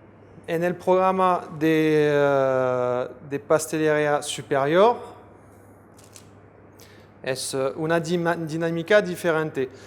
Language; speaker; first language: Spanish; non-native, fluent; French